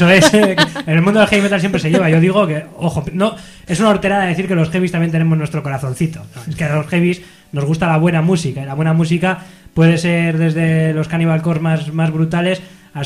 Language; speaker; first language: Spanish; native; Spanish